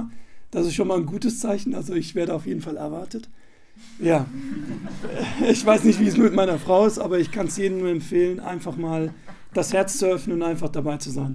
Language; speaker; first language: German; native; German